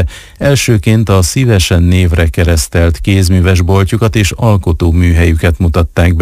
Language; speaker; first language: Hungarian; native; Hungarian